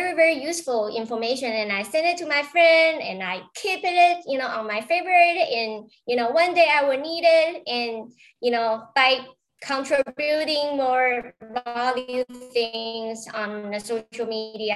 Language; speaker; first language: English; non-native, fluent; Chinese